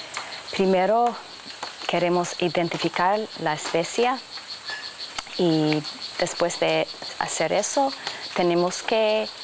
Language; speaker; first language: Spanish; non-native, fluent; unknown